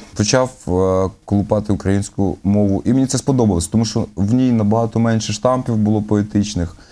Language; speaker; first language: Ukrainian; native; Ukrainian